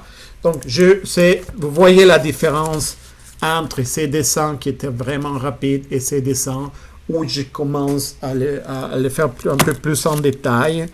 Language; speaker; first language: French; non-native, fluent; Spanish